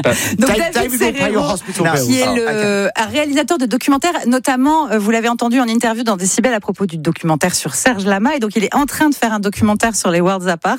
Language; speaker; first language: French; native; French